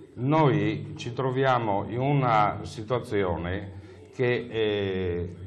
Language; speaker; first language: Italian; native; Italian